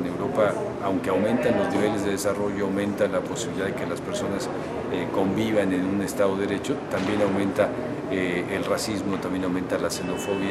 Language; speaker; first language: Spanish; native; Spanish